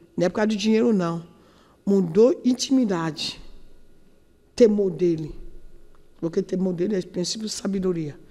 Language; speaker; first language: Portuguese; non-native, learner; Yoruba